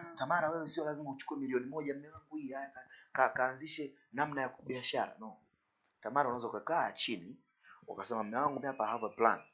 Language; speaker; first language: Swahili; native; Swahili